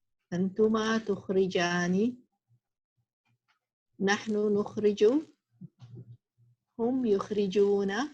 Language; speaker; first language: Arabic; non-native, learner; English